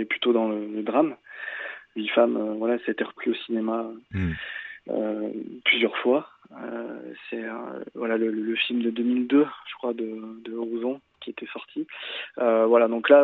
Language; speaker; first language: French; native; French